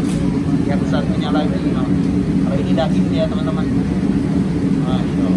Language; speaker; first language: Indonesian; native; Indonesian